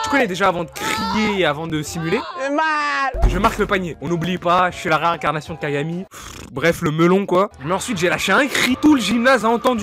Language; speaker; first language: French; native; French